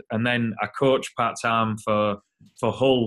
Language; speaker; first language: English; native; English